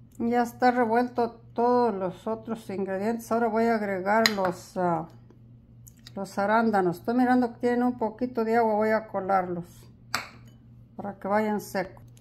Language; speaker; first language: Spanish; early bilingual, heritage; Spanish